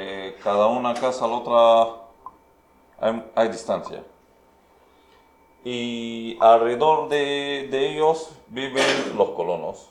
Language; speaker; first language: Spanish; non-native, learner; Arabic